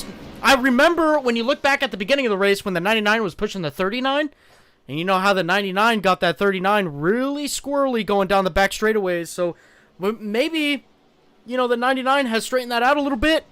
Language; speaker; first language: English; native; English